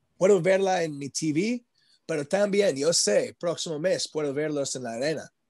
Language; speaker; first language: Spanish; non-native, learner; English